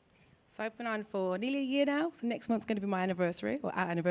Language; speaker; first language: English; native; English